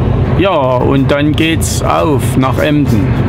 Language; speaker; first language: German; native; German